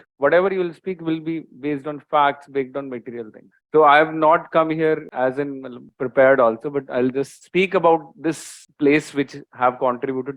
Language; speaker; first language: English; non-native, local second language; Hindi